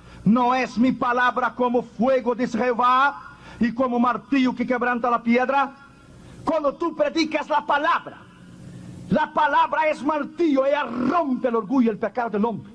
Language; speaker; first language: Spanish; non-native, fluent; Portuguese